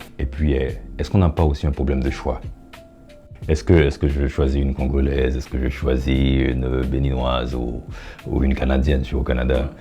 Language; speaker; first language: French; non-native, local second language; Haitian Creole